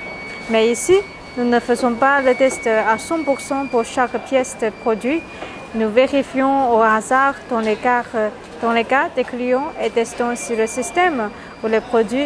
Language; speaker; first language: French; non-native, learner; Chinese